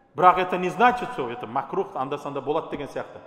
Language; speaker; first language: Russian; non-native, local second language; Kazakh